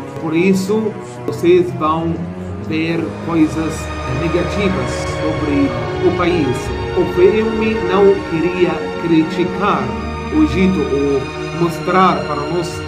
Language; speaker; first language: Portuguese; non-native, fluent; Arabic